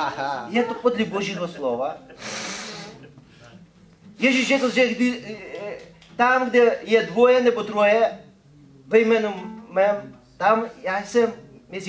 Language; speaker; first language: Czech; non-native, fluent; Ukrainian